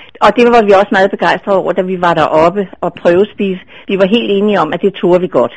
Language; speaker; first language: Danish; native; Danish